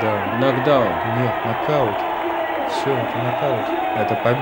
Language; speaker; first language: Russian; native; Russian